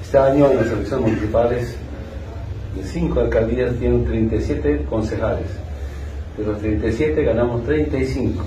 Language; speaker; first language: Spanish; non-native, local second language; Aymara